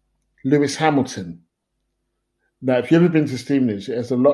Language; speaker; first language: English; native; English